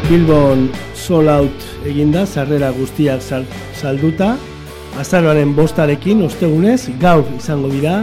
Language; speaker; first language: Basque; native; Basque